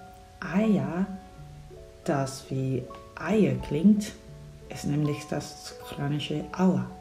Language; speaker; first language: German; non-native, fluent; Korean